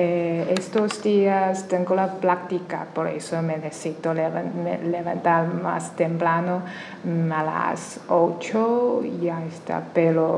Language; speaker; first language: Spanish; non-native, learner; Chinese